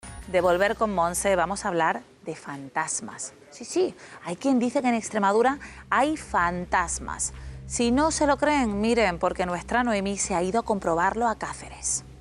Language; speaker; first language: Spanish; native; Spanish